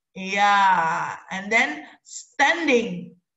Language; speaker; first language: English; non-native, fluent; Indonesian